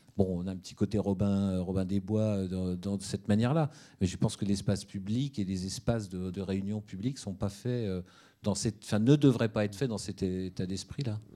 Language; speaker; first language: French; native; French